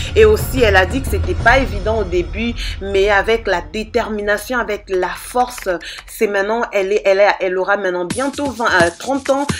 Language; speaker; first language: French; non-native, local second language; Lingala